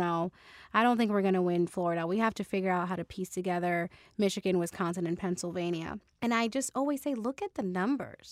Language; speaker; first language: English; native; English